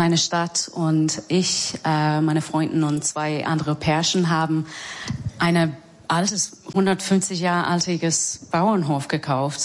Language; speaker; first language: German; non-native, fluent; English